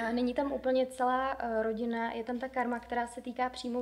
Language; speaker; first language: Czech; native; Czech